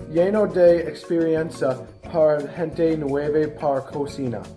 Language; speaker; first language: Spanish; non-native, learner; English